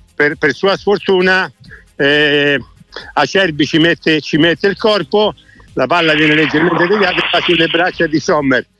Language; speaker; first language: Italian; native; Italian